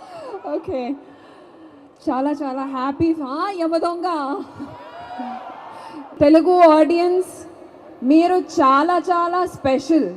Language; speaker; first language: Telugu; non-native, learner; Malayalam